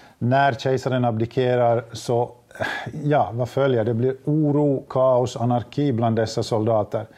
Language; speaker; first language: Swedish; native; Swedish